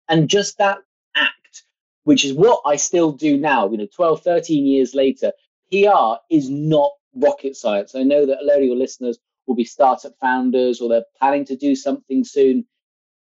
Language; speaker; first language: English; native; English